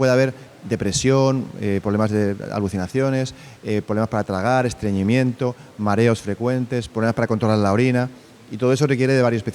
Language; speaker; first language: Spanish; native; Spanish